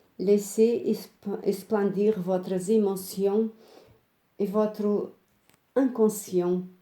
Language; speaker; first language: French; non-native, fluent; Portuguese